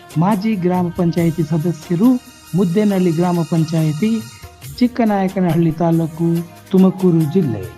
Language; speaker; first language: Kannada; non-native, local second language; Lambadi